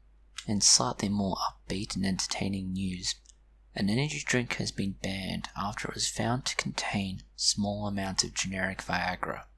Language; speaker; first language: English; native; English